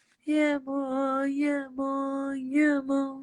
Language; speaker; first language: Telugu; non-native, local second language; Gujarati